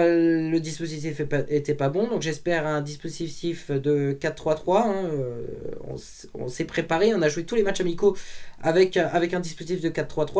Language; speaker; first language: French; native; French